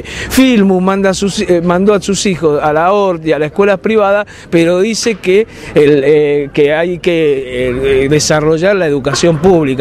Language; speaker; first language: Spanish; native; Spanish